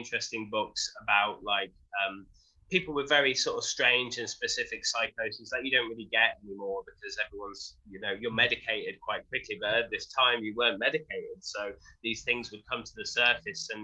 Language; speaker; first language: English; native; English